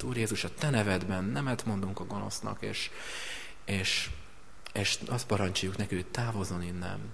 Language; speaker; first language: Hungarian; native; Hungarian